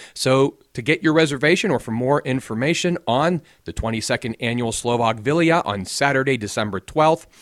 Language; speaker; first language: English; native; English